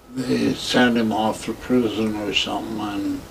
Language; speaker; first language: English; native; English